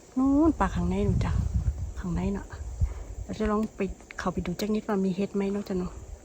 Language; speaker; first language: Thai; native; Thai